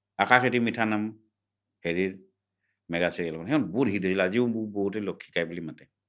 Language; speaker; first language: Assamese; native; Assamese